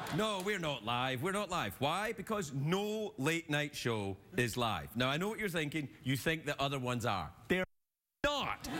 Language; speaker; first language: English; native; English